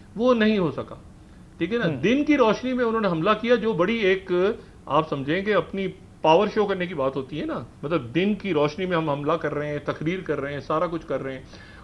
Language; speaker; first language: Urdu; native; Urdu